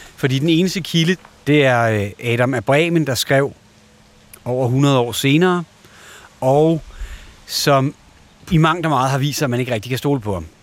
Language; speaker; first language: Danish; native; Danish